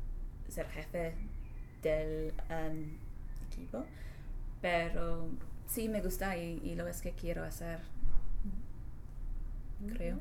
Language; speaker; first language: Spanish; non-native, learner; English